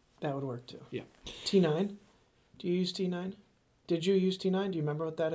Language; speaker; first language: English; native; English